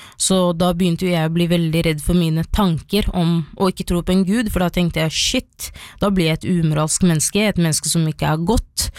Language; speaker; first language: Norwegian; early bilingual, other home language; Somali